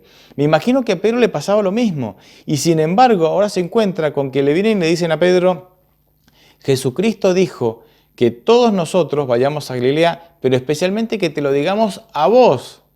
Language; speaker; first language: Spanish; native; Spanish